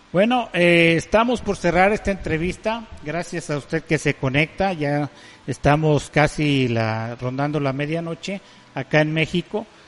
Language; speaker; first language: Spanish; native; Spanish